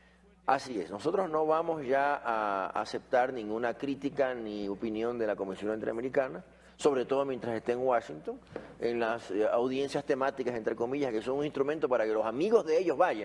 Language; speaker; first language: Spanish; native; Spanish